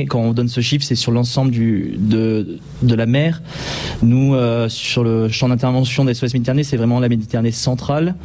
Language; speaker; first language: French; native; French